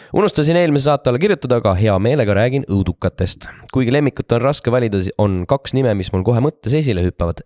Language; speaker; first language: Estonian; native; Estonian